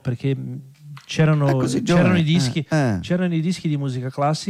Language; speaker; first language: Italian; non-native, fluent; Portuguese